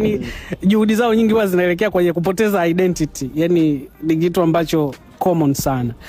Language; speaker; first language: Swahili; native; Swahili